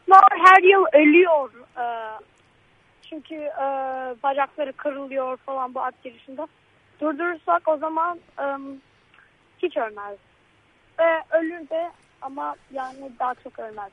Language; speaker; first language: Turkish; early bilingual, heritage; Turkish